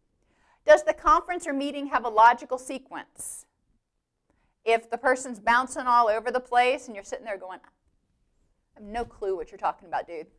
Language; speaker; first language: English; native; English